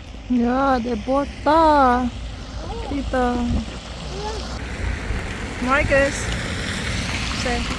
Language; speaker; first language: Swedish; non-native, learner; Filipino